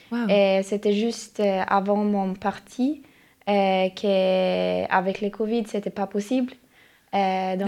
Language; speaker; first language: French; non-native, learner; Norwegian